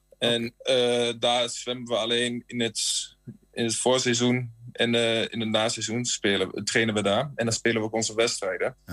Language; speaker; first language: Dutch; native; Dutch